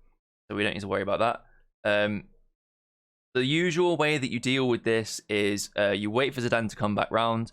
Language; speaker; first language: English; native; English